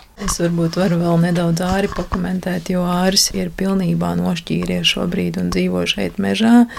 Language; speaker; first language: Latvian; native; Latvian